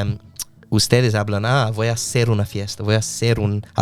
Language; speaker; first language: Spanish; non-native, fluent; English